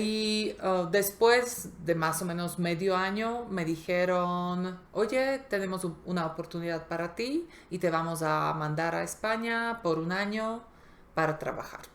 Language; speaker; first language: Spanish; non-native, fluent; Slovak